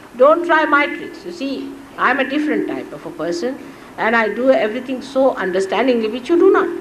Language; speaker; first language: English; non-native, local second language; Marathi